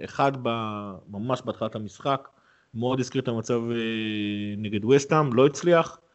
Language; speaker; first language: Hebrew; native; Hebrew